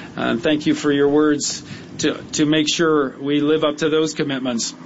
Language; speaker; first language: English; native; English